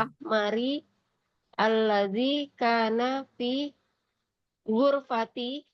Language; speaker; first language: Arabic; non-native, learner; Indonesian